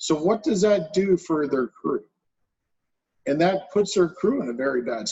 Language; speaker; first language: English; native; English